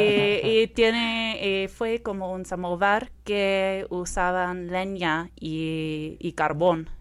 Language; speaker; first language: Spanish; non-native, fluent; English